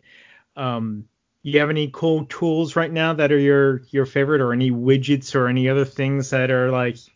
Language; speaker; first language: English; native; English